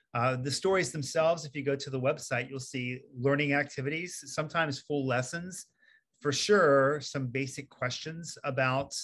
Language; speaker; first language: English; native; English